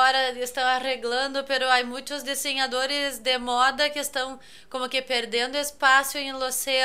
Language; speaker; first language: Spanish; non-native, fluent; Portuguese